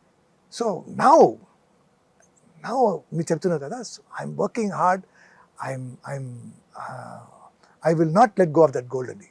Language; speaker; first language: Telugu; non-native, fluent; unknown